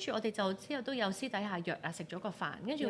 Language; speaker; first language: Cantonese; native; Cantonese